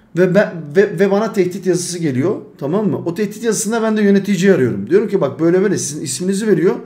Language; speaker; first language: Turkish; early bilingual, heritage; Turkish